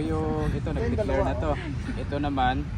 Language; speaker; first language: Filipino; native; Filipino